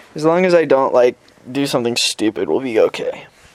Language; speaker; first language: English; native; English